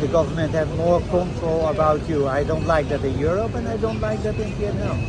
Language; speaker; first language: English; non-native, learner; Dutch